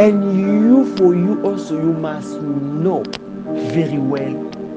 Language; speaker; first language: English; non-native, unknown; Lingala